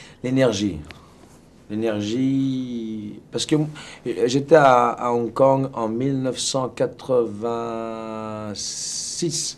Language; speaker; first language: French; native; French